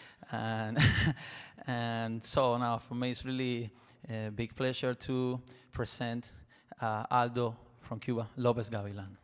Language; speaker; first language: English; non-native, learner; Spanish